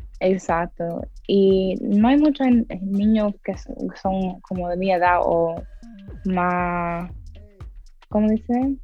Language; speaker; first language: Spanish; early bilingual, heritage; English